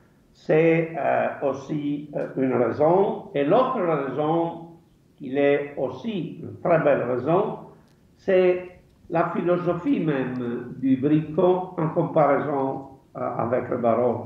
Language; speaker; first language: French; non-native, fluent; Italian